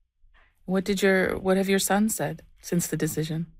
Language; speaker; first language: English; native; English